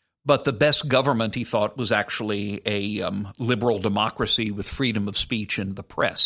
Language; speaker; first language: English; native; English